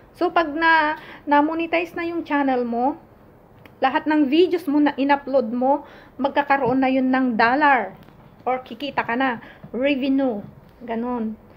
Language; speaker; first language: Filipino; native; Filipino